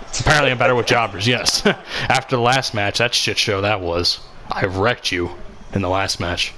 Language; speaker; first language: English; native; English